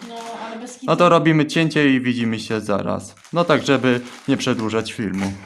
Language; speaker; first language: Polish; native; Polish